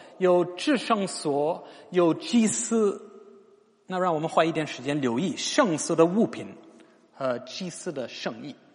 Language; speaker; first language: Chinese; non-native, fluent; English